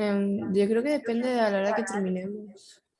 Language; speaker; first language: Spanish; native; Spanish